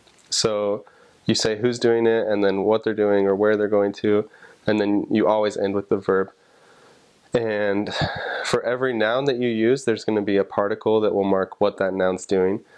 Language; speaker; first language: English; native; English